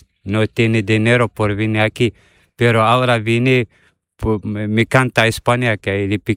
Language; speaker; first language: Spanish; non-native, learner; Arabic